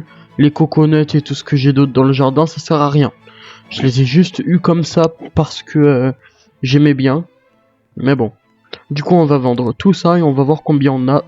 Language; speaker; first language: French; native; French